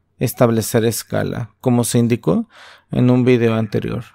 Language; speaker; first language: Spanish; native; Spanish